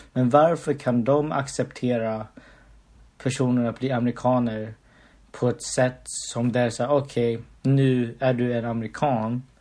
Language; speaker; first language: Swedish; early bilingual, other home language; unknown